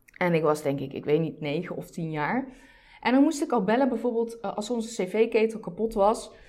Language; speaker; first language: Dutch; early bilingual, other home language; Turkish